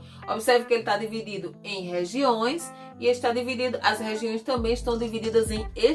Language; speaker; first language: Portuguese; native; Portuguese